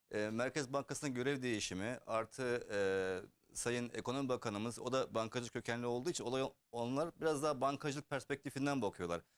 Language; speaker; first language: Turkish; early bilingual, heritage; Turkish